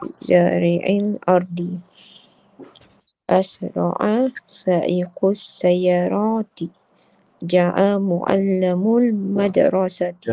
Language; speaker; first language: Arabic; non-native, learner; Malay